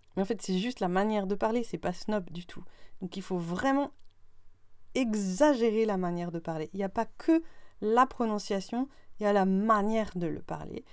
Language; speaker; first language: French; native; French